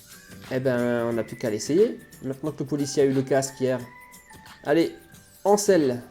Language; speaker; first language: French; native; French